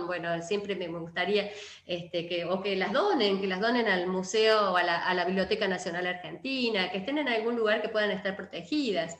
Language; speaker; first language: Spanish; native; Spanish